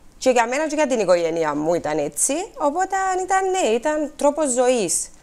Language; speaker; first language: Greek; native; Greek